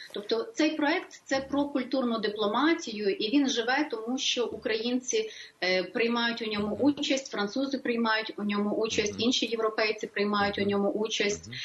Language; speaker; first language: Ukrainian; native; Ukrainian